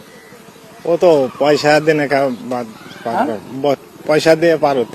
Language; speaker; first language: Hindi; non-native, learner; Bangla